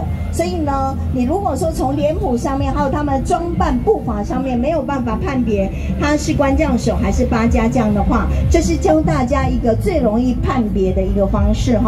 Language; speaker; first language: Chinese; native; Chinese